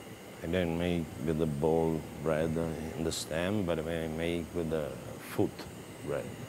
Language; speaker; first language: English; non-native, learner; Italian